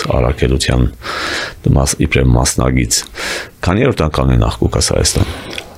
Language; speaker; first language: Armenian; early bilingual, heritage; Armenian